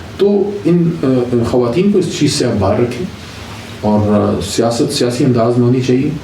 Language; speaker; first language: Urdu; non-native, local second language; Pashto